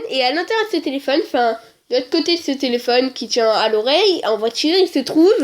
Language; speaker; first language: French; native; French